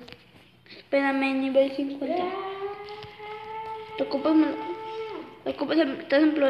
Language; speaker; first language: Spanish; native; Spanish